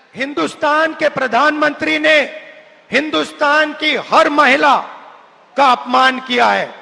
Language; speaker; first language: Hindi; native; Hindi